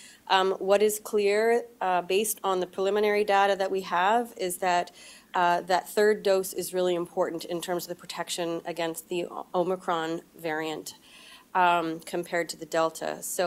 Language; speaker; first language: English; native; English